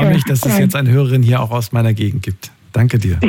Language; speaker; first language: German; native; German